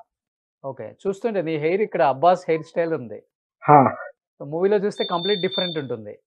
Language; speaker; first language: Telugu; native; Telugu